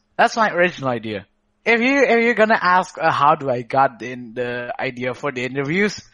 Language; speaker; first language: English; non-native, fluent; Indonesian